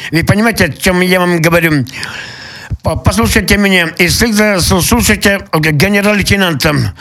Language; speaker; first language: Russian; non-native, local second language; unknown